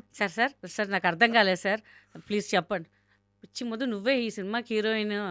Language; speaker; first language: Telugu; non-native, local second language; Hindi